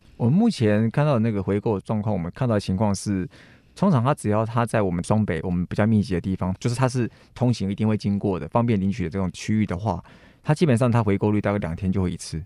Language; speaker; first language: Chinese; native; Chinese